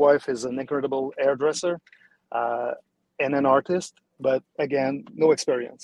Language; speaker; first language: English; non-native, fluent; French